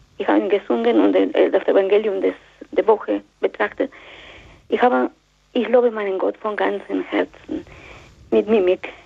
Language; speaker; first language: German; non-native, fluent; Spanish